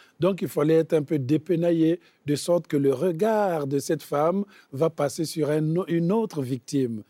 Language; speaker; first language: French; non-native, local second language; Bembe